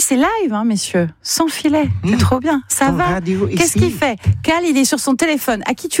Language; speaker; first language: French; native; French